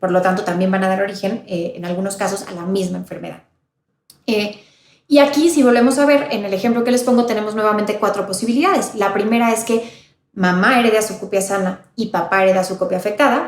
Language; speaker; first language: Spanish; native; Spanish